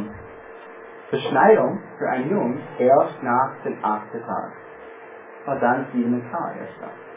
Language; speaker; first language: German; non-native, fluent; English